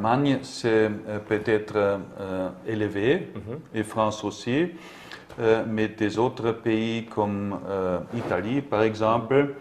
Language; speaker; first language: French; non-native, learner; German